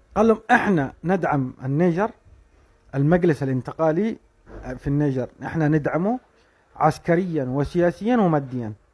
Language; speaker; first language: Arabic; native; Arabic